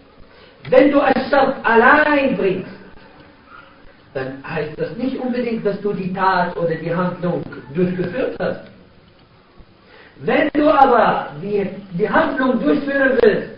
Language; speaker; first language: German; non-native, fluent; Arabic